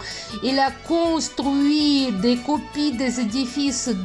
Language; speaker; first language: French; non-native, fluent; Russian